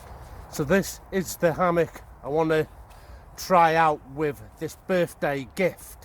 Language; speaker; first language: English; native; English